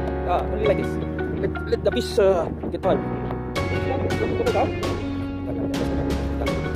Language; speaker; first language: English; non-native, local second language; Filipino